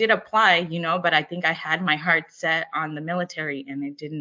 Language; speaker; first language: English; early bilingual, other home language; Spanish